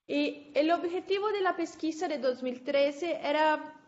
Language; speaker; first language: Spanish; non-native, fluent; Portuguese